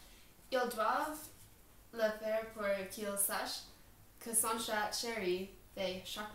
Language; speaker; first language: French; non-native, learner; English